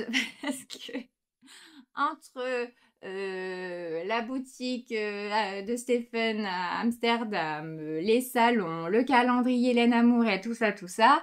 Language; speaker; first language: French; native; French